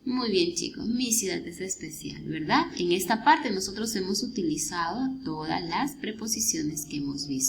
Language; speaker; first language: Spanish; native; Spanish